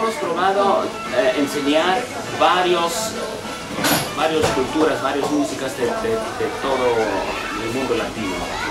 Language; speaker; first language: Spanish; non-native, fluent; German